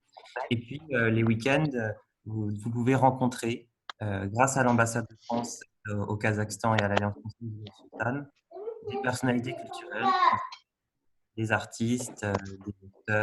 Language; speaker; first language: French; native; French